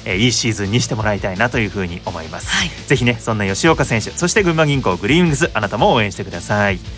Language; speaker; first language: Japanese; native; Japanese